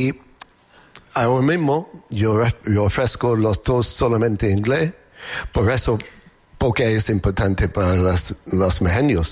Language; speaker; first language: Spanish; non-native, fluent; English